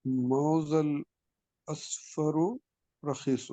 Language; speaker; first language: Arabic; non-native, learner; Urdu